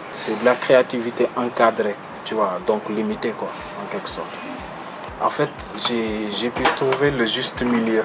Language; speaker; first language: French; non-native, local second language; Wolof